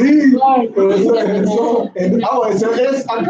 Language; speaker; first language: Spanish; non-native, learner; English